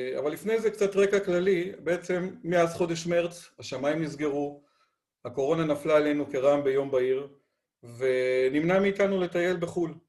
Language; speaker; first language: Hebrew; non-native, fluent; Spanish